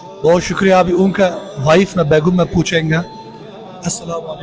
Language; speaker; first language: Hindi; non-native, learner; Turkish